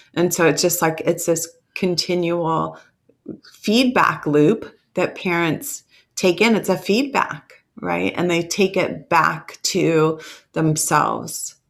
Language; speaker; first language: English; early bilingual, other home language; Italian